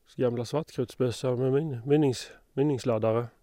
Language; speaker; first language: Swedish; native; Swedish